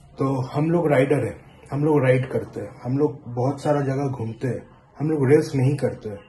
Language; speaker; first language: Hindi; non-native, local second language; Bangla